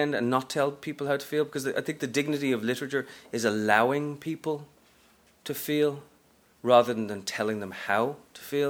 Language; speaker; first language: English; native; English